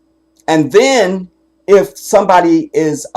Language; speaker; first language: English; native; English